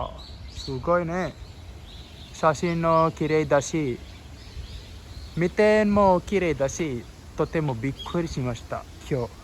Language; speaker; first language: Japanese; non-native, learner; Sinhala